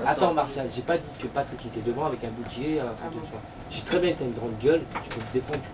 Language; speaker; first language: French; native; French